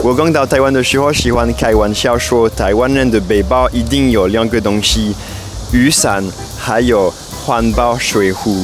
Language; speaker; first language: Chinese; non-native, fluent; French